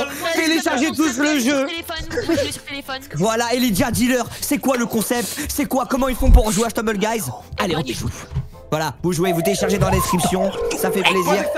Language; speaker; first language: French; native; French